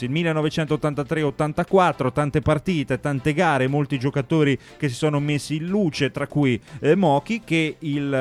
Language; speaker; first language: Italian; native; Italian